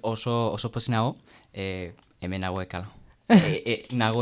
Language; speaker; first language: Basque; non-native, learner; French